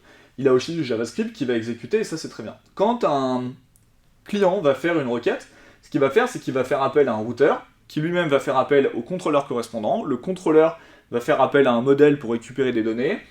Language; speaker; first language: French; native; French